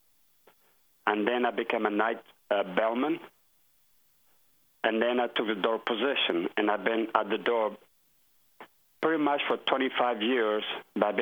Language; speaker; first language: English; non-native, fluent; French